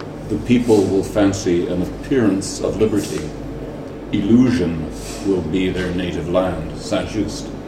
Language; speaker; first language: English; native; English